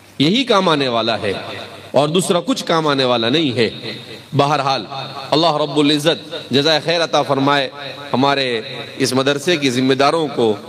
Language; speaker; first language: Urdu; non-native, local second language; Gujarati